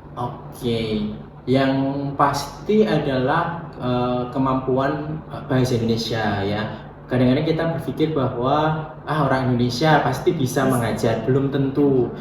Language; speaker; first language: Indonesian; native; Indonesian